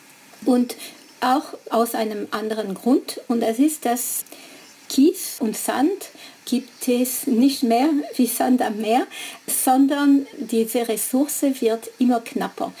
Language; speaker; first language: German; non-native, fluent; French